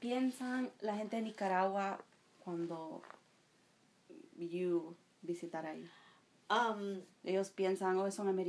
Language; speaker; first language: Spanish; non-native, learner; English